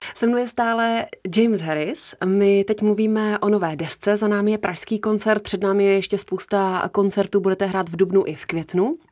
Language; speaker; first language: Czech; native; Czech